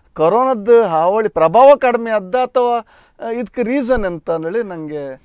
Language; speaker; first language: Kannada; native; Kannada